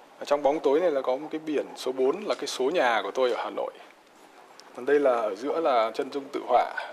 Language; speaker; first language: Vietnamese; native; Vietnamese